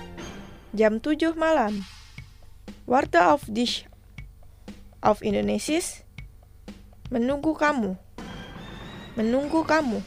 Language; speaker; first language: German; non-native, fluent; Indonesian